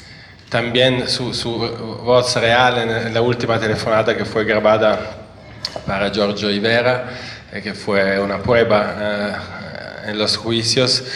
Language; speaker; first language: Spanish; non-native, fluent; Italian